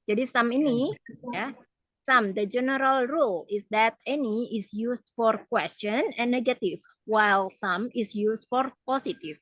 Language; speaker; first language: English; non-native, fluent; Indonesian